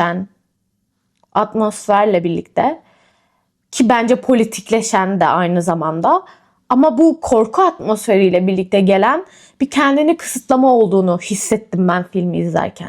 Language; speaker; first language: Turkish; native; Turkish